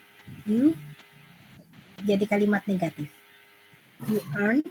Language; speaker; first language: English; non-native, fluent; Indonesian